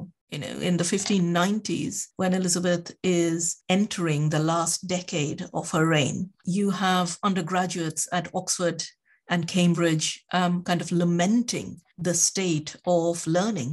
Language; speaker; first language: English; non-native, local second language; Bangla